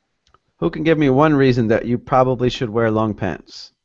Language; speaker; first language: English; native; English